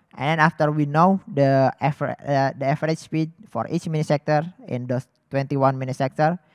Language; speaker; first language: English; non-native, fluent; Indonesian